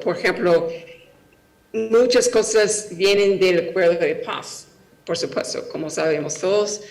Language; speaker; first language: Spanish; non-native, fluent; English